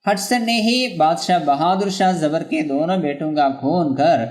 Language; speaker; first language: Hindi; non-native, local second language; Malayalam